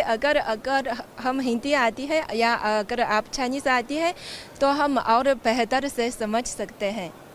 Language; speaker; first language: Hindi; non-native, fluent; Chinese